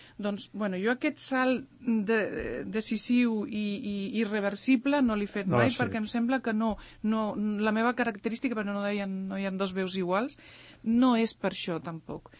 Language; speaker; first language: Catalan; early bilingual, other home language; Spanish